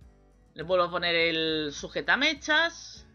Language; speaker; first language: Spanish; native; Spanish